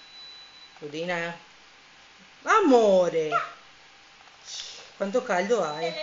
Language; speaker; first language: Italian; native; Italian